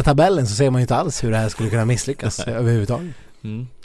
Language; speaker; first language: Swedish; native; Swedish